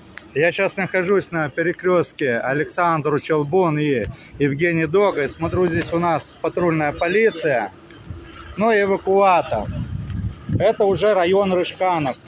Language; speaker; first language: Russian; native; Russian